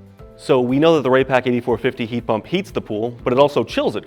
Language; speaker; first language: English; native; English